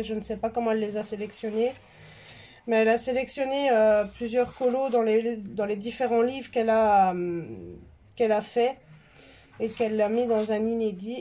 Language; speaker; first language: French; native; French